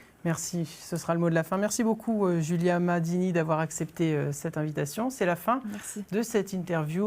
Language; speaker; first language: French; native; French